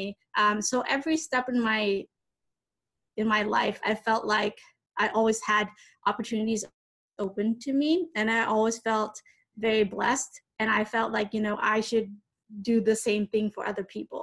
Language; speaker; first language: English; native; English